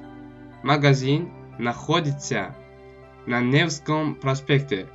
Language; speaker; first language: Russian; non-native, local second language; Tajik